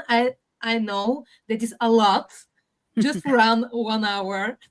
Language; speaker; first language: English; non-native, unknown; Bulgarian